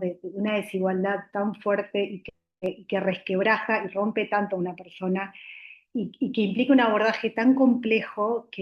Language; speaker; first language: Spanish; native; Spanish